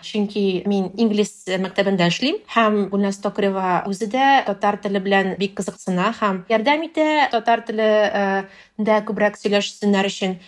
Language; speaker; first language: Tatar; non-native, local second language; Russian